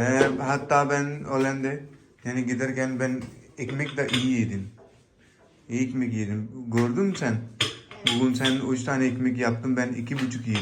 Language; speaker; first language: Turkish; non-native, learner; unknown